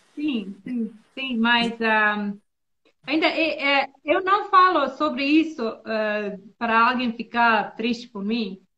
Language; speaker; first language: Portuguese; non-native, learner; Bosnian